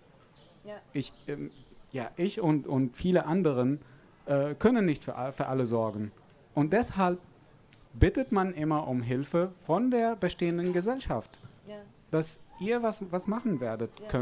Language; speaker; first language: German; non-native, fluent; Arabic